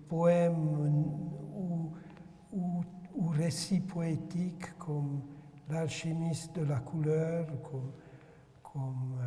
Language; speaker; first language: French; non-native, fluent; Hungarian